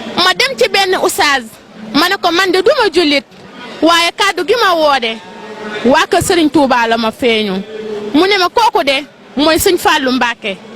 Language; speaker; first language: Wolof; non-native, local second language; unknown